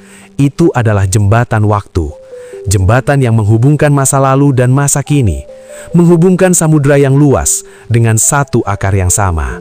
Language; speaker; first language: Indonesian; native; Indonesian